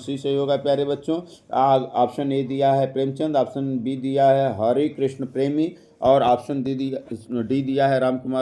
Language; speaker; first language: Hindi; native; Hindi